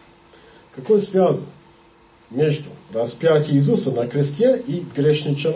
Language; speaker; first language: Russian; non-native, learner; English